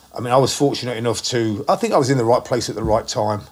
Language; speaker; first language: English; native; English